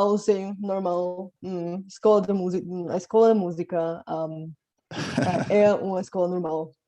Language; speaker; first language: Portuguese; non-native, fluent; Bulgarian